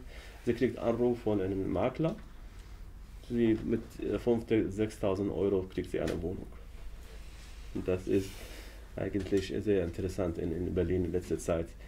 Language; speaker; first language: German; non-native, learner; Arabic